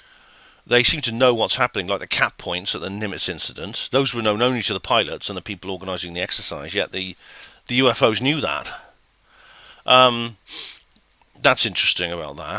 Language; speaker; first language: English; native; English